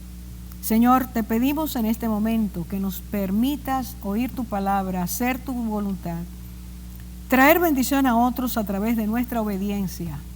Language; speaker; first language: Spanish; native; Spanish